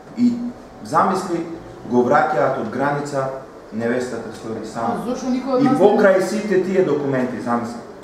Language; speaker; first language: Macedonian; non-native, local second language; Romany